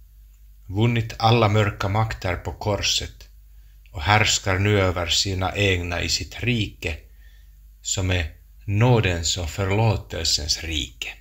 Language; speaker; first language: Swedish; non-native, local second language; Finnish